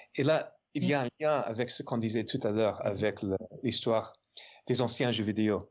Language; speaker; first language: French; non-native, fluent; English